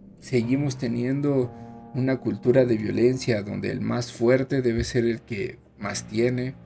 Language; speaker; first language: Spanish; native; Spanish